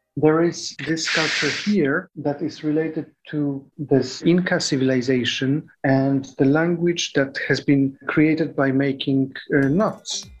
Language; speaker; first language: English; non-native, fluent; Polish